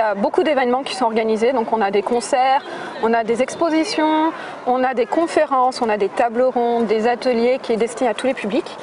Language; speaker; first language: French; native; French